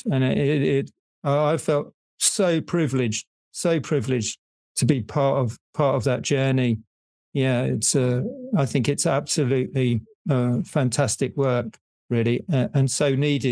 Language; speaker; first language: English; native; English